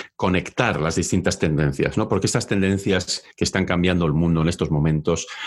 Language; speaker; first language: Spanish; native; Spanish